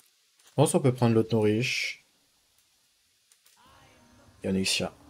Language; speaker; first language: French; native; French